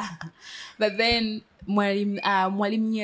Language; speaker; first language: English; non-native, local second language; Swahili